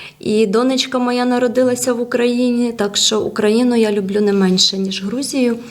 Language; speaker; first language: Ukrainian; non-native, fluent; Georgian